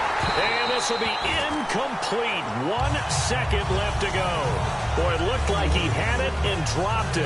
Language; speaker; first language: English; native; English